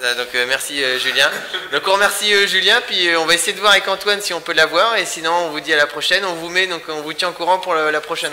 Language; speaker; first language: French; native; French